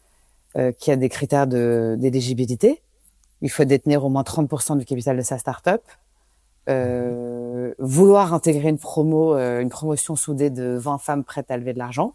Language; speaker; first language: French; native; French